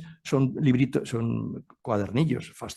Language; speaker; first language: Spanish; native; Spanish